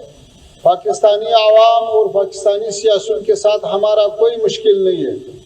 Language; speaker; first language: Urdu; non-native, fluent; Pashto